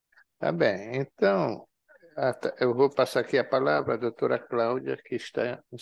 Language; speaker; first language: Portuguese; native; Portuguese